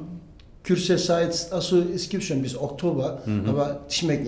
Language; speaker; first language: German; non-native, learner; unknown